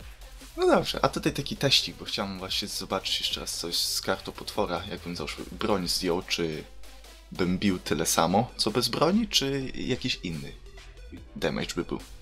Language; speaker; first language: Polish; native; Polish